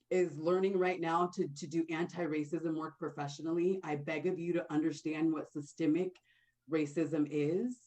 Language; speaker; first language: English; native; English